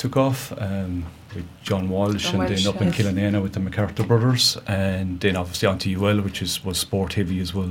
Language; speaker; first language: English; native; English